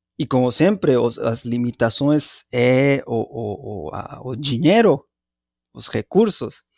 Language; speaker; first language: Portuguese; non-native, fluent; Spanish